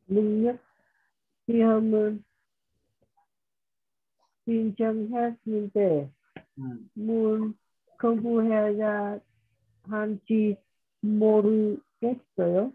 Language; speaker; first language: Korean; non-native, learner; Vietnamese